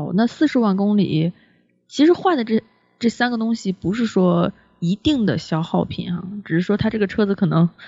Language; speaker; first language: Chinese; native; Chinese